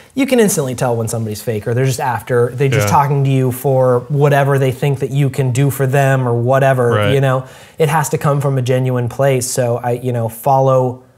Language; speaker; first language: English; native; English